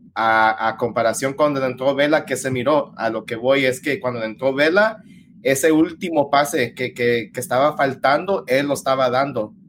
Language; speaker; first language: Spanish; early bilingual, heritage; Spanish